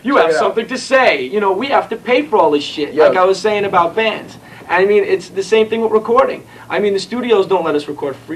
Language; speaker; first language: English; native; English